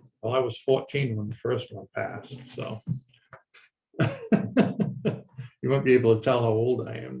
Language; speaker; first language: English; native; English